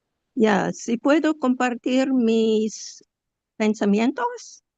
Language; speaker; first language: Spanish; non-native, learner; English